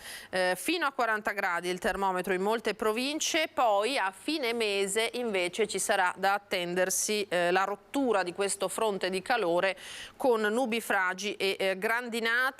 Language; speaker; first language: Italian; native; Italian